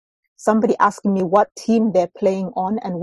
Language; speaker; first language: English; native; English